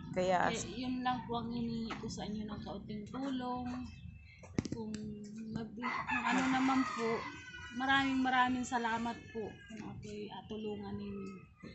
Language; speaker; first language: Filipino; native; Filipino